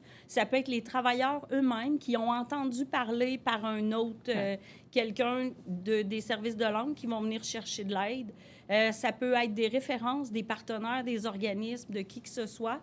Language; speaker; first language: French; native; French